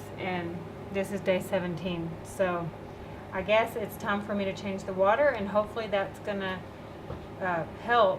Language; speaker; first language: English; native; English